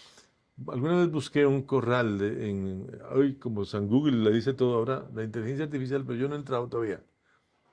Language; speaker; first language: Spanish; native; Spanish